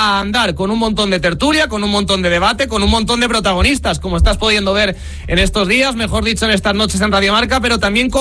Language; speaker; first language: Spanish; native; Spanish